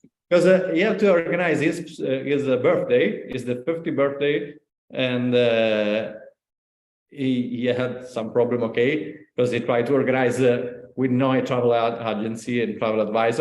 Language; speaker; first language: English; non-native, learner; Italian